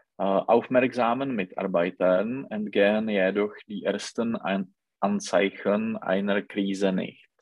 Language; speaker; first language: German; non-native, learner; Czech